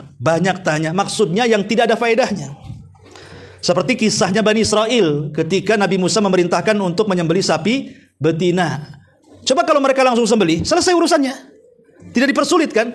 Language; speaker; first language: Indonesian; native; Indonesian